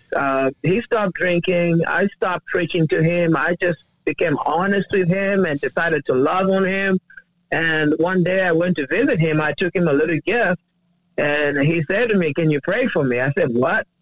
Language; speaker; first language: English; non-native, local second language; Ganda